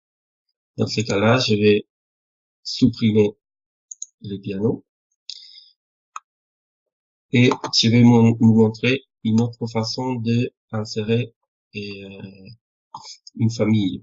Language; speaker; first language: French; non-native, fluent; Spanish